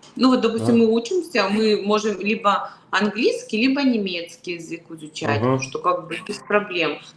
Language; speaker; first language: Russian; native; Russian